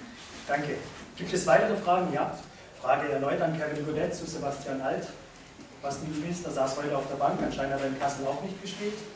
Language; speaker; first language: German; native; German